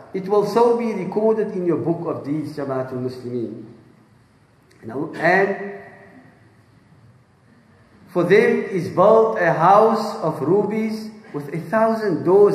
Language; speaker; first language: English; native; English